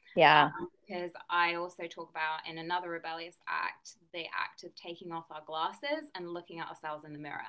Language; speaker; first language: English; native; English